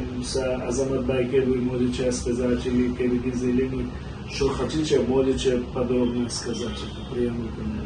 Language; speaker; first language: Russian; non-native, learner; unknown